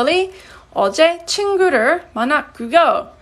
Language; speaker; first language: Korean; non-native, fluent; English